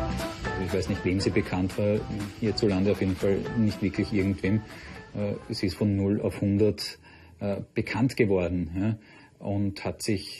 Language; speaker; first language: German; native; German